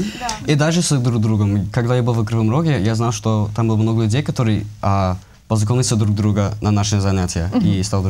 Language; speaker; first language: Russian; non-native, learner; English